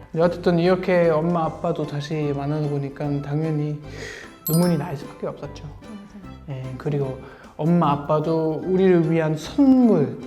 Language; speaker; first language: Korean; non-native, fluent; German